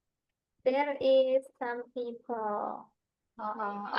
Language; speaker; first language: English; non-native, fluent; Indonesian